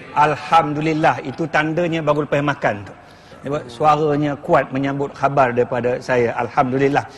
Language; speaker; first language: Malay; native; Malay